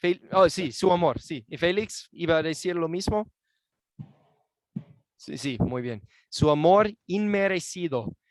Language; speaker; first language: Spanish; non-native, fluent; English